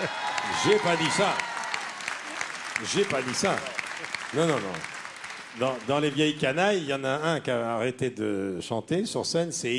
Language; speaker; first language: French; native; French